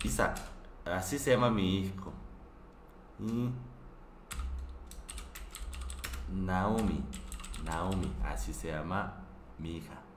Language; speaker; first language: Spanish; non-native, fluent; Korean